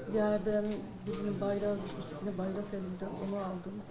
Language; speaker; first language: Turkish; native; Turkish